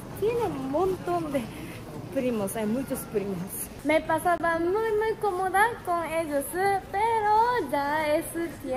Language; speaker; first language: Spanish; non-native, fluent; Japanese